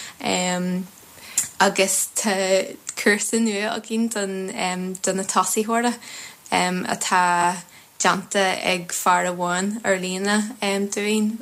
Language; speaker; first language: Irish; non-native, fluent; English